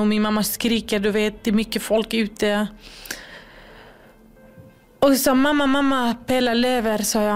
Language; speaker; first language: Swedish; non-native, fluent; Kurdish